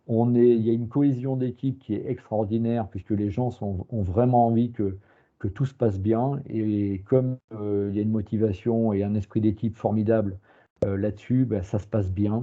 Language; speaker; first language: French; native; French